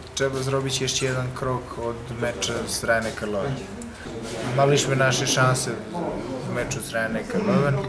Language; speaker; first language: Polish; non-native, fluent; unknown